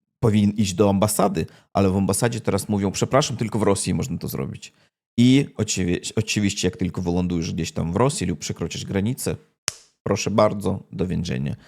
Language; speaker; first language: Polish; non-native, learner; Russian